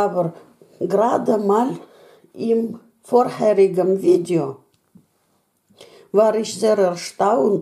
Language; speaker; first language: German; non-native, learner; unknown